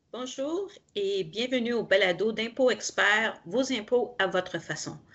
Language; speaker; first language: French; native; French